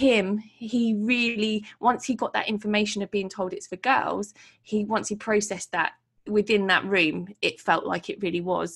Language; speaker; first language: English; native; English